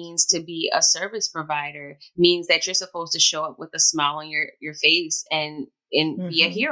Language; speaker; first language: English; native; English